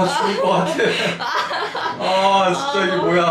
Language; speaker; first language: Korean; native; Korean